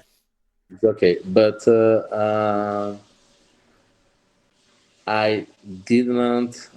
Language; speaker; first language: English; non-native, learner; Portuguese